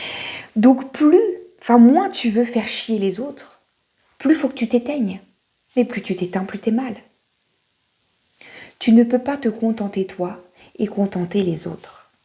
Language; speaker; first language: French; native; French